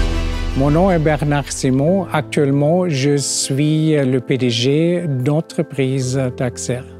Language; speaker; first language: French; non-native, fluent; German